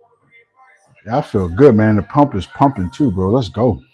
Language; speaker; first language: English; native; English